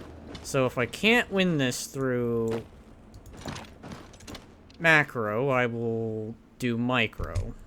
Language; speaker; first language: English; native; English